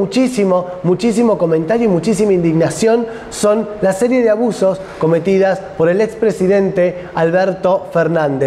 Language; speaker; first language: Spanish; native; Spanish